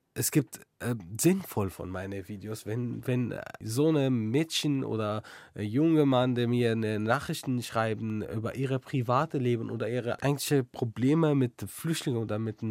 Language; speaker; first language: German; non-native, fluent; Arabic